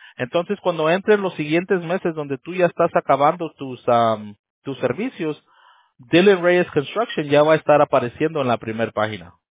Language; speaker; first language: Spanish; early bilingual, heritage; Spanish